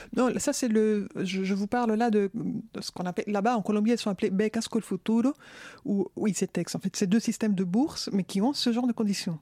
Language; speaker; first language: French; non-native, fluent; Spanish